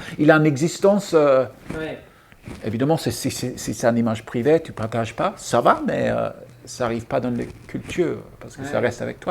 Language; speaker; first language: French; non-native, fluent; English